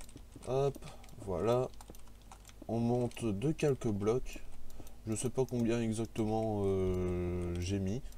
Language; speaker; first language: French; native; French